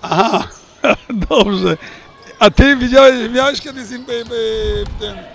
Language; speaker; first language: Polish; native; Polish